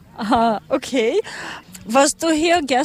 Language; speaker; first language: German; non-native, learner; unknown